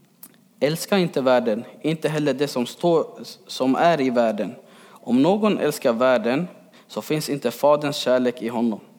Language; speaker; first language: Swedish; early bilingual, other home language; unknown